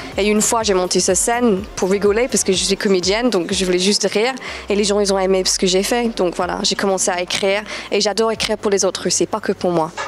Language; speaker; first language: French; non-native, fluent; English